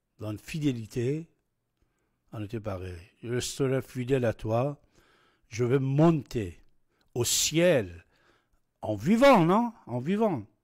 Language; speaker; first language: French; non-native, fluent; Persian